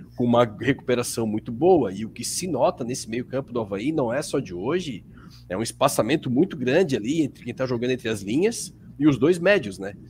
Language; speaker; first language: Portuguese; native; Portuguese